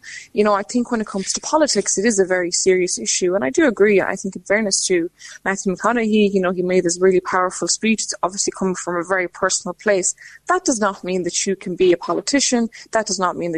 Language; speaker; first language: English; non-native, fluent; Lithuanian